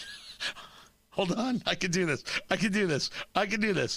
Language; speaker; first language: English; native; English